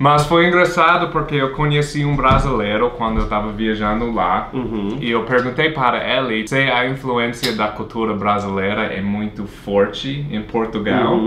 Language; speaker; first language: Portuguese; non-native, fluent; English